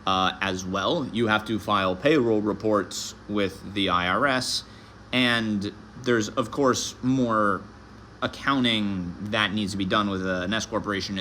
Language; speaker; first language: English; native; English